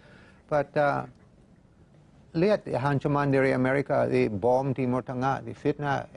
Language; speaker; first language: Indonesian; non-native, fluent; English